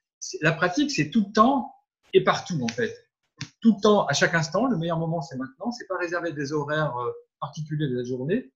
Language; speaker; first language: French; native; French